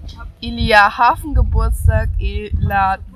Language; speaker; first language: French; non-native, learner; German